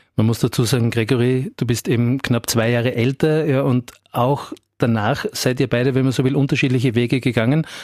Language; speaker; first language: German; native; German